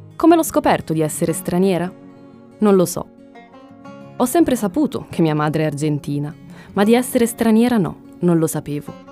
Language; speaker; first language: Italian; early bilingual, other home language; Spanish